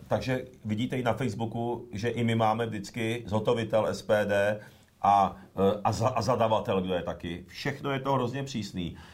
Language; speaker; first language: Czech; early bilingual, other home language; Japanese